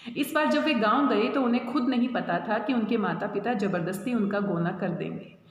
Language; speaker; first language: Hindi; native; Hindi